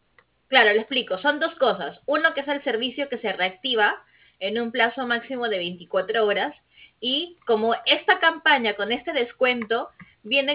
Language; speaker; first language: Spanish; native; Spanish